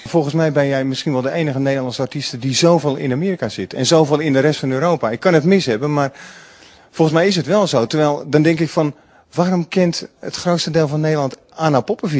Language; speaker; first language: Dutch; native; Dutch